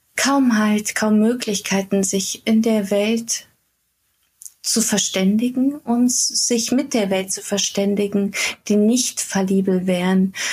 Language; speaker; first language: German; native; German